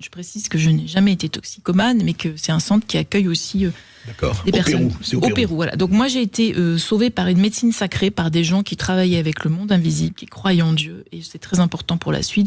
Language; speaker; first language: French; native; French